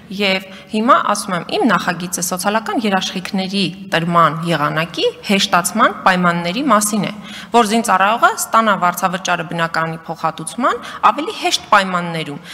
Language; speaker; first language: Armenian; native; Armenian